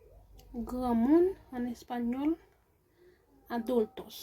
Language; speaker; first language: Spanish; non-native, local second language; Haitian Creole